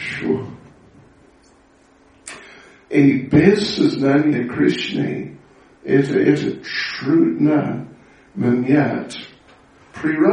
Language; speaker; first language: Russian; non-native, learner; English